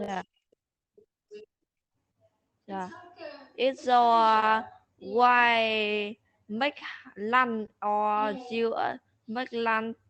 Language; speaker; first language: English; non-native, learner; Vietnamese